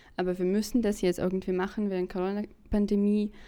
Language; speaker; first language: German; non-native, fluent; Russian